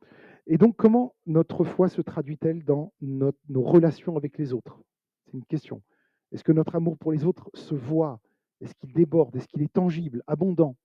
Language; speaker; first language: French; native; French